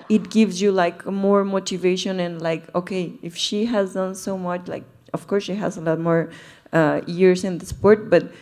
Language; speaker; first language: English; non-native, fluent; Spanish